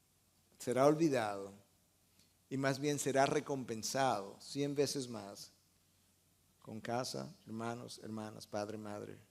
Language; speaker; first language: Spanish; native; Spanish